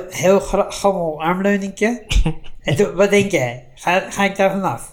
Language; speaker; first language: Dutch; native; Dutch